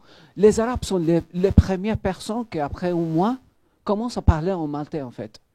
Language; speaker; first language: French; non-native, fluent; Maltese